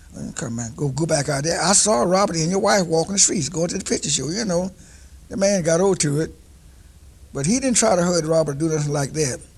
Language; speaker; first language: English; native; English